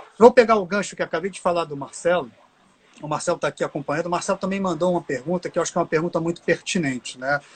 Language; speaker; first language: Portuguese; native; Portuguese